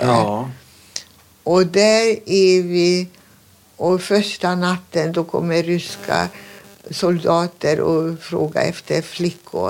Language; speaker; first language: Swedish; non-native, fluent; Hungarian